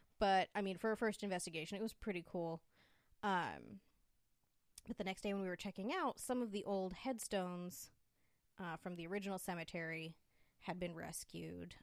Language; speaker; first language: English; native; English